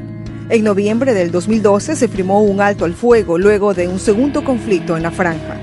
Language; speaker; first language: Spanish; native; Spanish